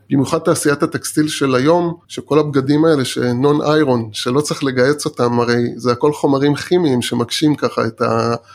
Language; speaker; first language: Hebrew; early bilingual, other home language; Persian